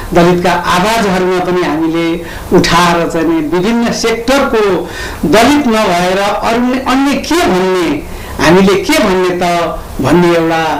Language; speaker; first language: Nepali; native; Nepali